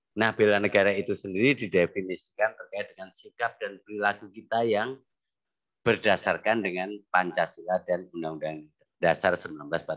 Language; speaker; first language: Indonesian; native; Indonesian